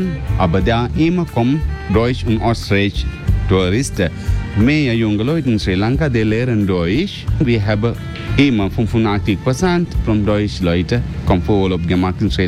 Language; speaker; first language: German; non-native, learner; Sinhala